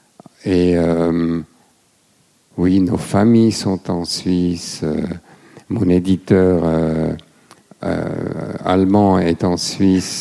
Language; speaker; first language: French; non-native, fluent; German